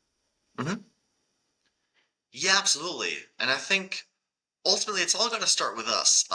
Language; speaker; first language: English; native; English